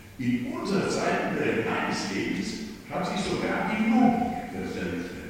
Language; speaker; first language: German; non-native, fluent; Polish